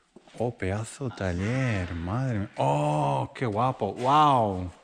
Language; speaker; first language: Spanish; non-native, fluent; Croatian